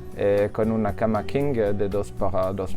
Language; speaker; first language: Spanish; non-native, learner; French